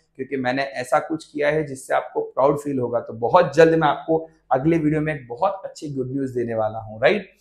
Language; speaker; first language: Hindi; non-native, local second language; Gujarati